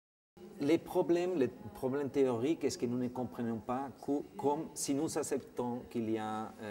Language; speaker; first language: French; non-native, fluent; Spanish